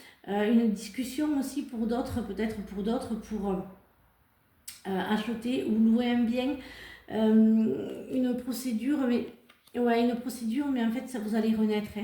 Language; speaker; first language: French; native; French